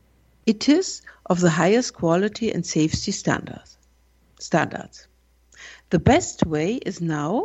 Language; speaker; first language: English; non-native, learner; German